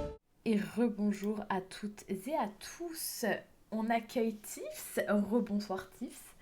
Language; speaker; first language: French; native; French